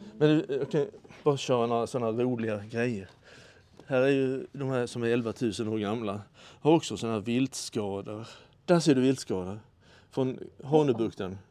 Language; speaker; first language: Swedish; native; Swedish